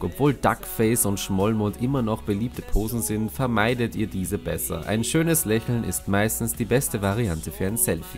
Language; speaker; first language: German; native; German